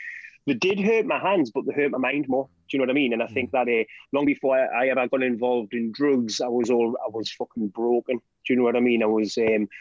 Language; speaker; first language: English; native; English